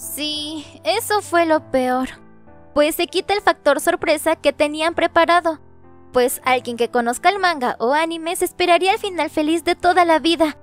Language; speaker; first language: Spanish; native; Spanish